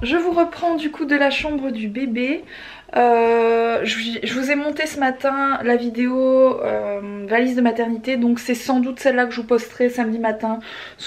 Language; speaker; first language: French; native; French